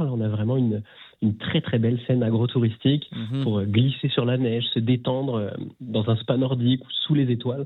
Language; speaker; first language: French; native; French